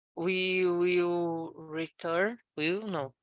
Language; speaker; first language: English; non-native, learner; Portuguese